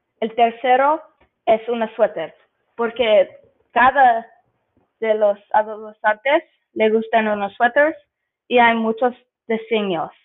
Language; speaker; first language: Spanish; non-native, learner; English